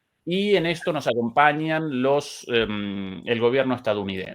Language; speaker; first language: Spanish; native; Spanish